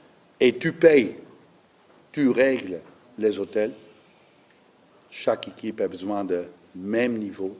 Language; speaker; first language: French; non-native, fluent; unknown